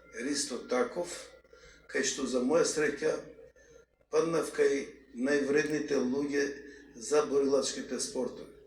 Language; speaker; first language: Macedonian; non-native, local second language; Albanian